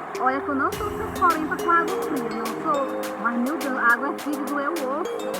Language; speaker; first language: Portuguese; native; Portuguese